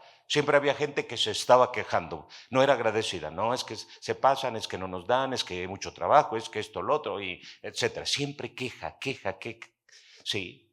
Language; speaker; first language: Spanish; native; Spanish